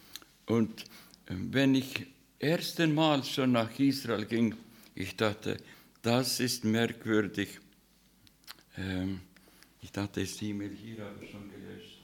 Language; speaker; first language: German; non-native, fluent; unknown